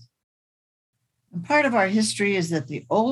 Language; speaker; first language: English; native; English